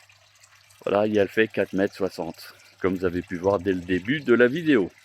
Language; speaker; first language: French; native; French